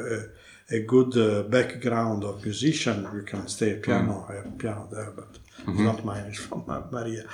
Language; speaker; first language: English; non-native, learner; Italian